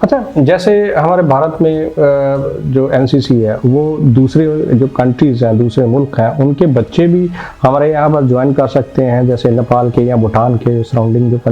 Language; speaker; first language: Hindi; non-native, local second language; Punjabi